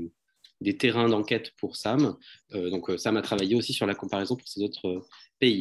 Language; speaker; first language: French; native; French